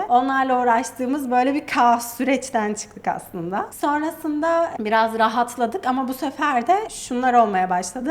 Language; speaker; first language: Turkish; native; Turkish